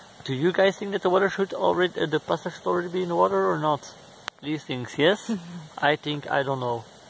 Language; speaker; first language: English; non-native, fluent; Dutch